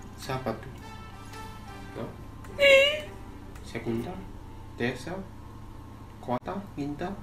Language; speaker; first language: Portuguese; non-native, learner; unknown